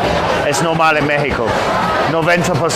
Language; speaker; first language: Spanish; non-native, learner; English